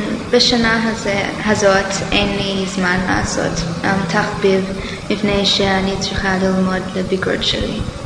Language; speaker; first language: Hebrew; non-native, learner; English